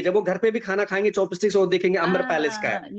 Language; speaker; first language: Hindi; native; Hindi